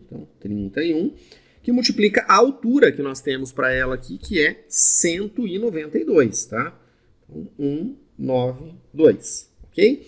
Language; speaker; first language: Portuguese; native; Portuguese